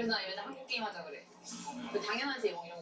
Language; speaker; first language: Korean; native; Korean